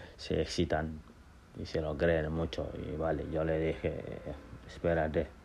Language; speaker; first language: Spanish; non-native, fluent; Wolof